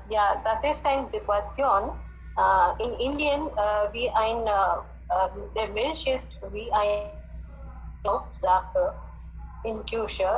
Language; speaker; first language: German; non-native, learner; Hindi